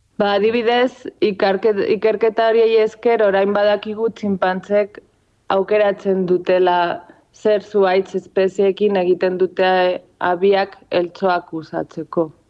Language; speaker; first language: Basque; non-native, local second language; Spanish